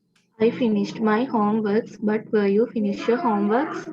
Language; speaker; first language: English; non-native, learner; Sinhala